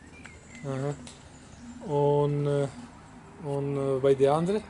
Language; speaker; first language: German; non-native, local second language; Polish